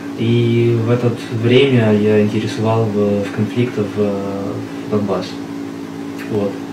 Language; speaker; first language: Russian; non-native, learner; Arabic